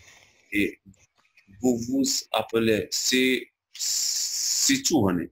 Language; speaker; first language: French; non-native, learner; Albanian